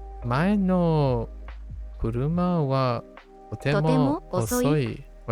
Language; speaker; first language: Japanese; non-native, learner; English